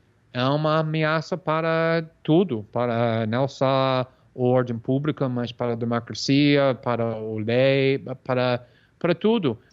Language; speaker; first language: Portuguese; non-native, fluent; English